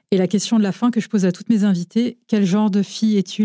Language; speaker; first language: French; native; French